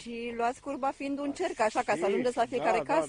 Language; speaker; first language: Romanian; native; Romanian